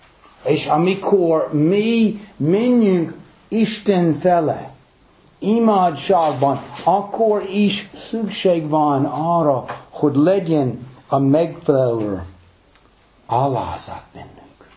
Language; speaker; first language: Hungarian; early bilingual, heritage; English